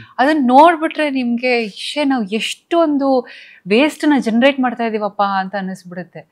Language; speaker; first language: Kannada; native; Kannada